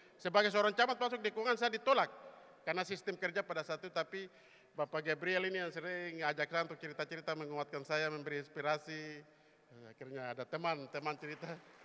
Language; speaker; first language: Indonesian; native; Indonesian